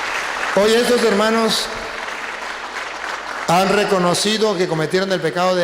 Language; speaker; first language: Spanish; native; Spanish